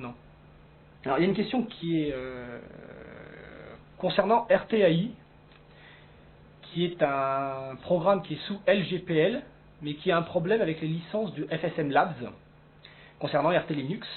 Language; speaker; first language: French; native; French